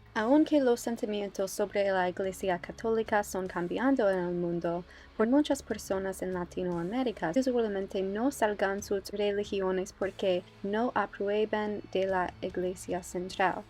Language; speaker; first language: Spanish; non-native, learner; English